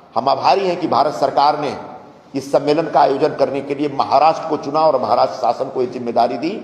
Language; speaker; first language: Hindi; non-native, local second language; Marathi